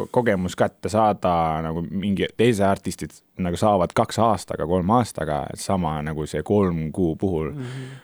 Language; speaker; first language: Estonian; non-native, learner; Turkish